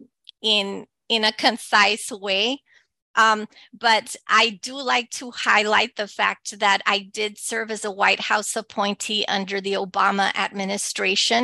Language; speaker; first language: English; early bilingual, other home language; Spanish